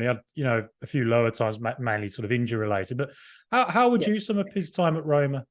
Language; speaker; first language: English; native; English